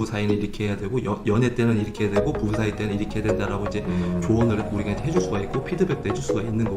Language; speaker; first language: Korean; native; Korean